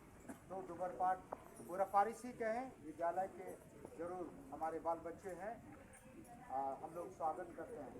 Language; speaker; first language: Hindi; native; Hindi